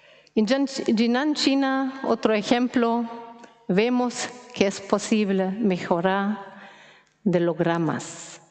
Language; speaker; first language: Spanish; non-native, fluent; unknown